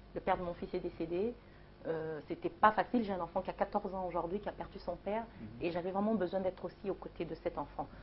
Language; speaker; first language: French; non-native, local second language; Lingala